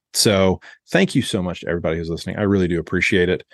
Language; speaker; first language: English; native; English